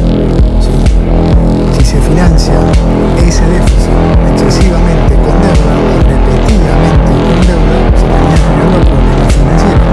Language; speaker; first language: Spanish; native; Spanish